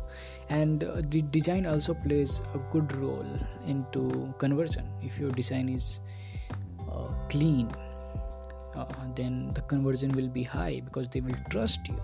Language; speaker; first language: English; non-native, local second language; Hindi